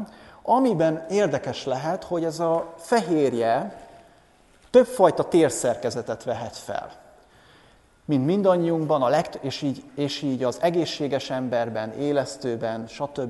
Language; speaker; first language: Hungarian; native; Hungarian